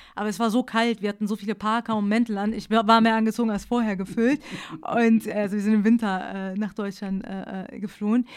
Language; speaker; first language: German; early bilingual, other home language; Persian